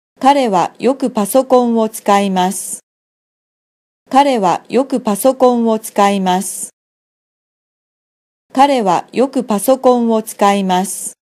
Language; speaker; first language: Japanese; non-native, fluent; Vietnamese